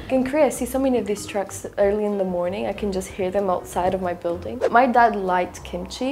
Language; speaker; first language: English; native; English